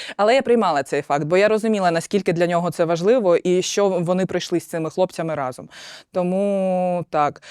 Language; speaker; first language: Ukrainian; non-native, local second language; Russian